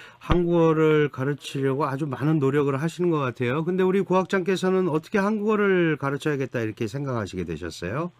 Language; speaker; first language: Korean; native; Korean